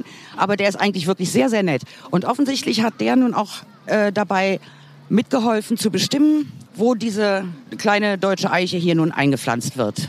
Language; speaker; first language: German; native; German